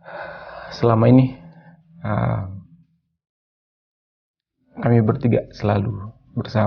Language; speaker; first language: Indonesian; non-native, fluent; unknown